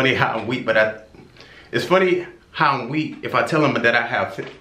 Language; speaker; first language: English; native; English